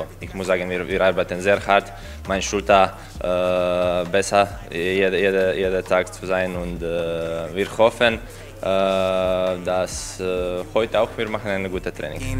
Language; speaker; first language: German; non-native, learner; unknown